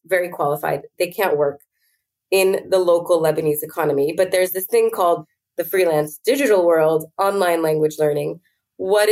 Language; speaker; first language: English; native; English